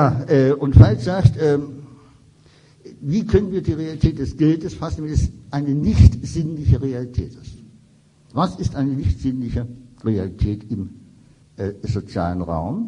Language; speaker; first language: German; native; German